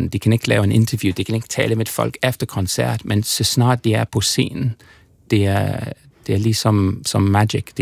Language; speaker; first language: Danish; non-native, learner; English